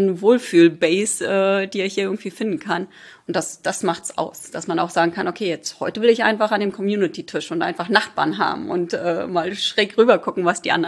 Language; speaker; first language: German; native; German